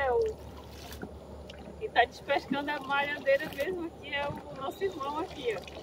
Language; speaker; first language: Portuguese; native; Portuguese